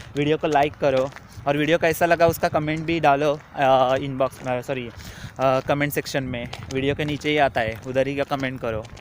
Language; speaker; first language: Hindi; non-native, local second language; Marathi